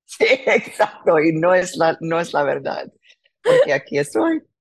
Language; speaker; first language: Spanish; non-native, learner; English